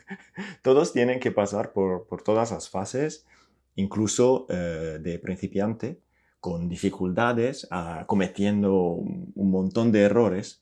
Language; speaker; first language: Spanish; non-native, fluent; Italian